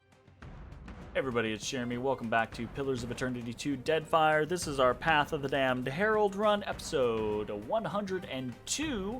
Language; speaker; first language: English; native; English